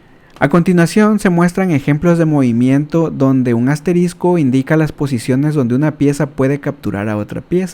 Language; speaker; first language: Spanish; native; Spanish